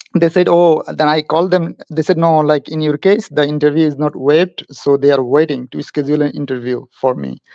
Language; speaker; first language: English; non-native, local second language; Bangla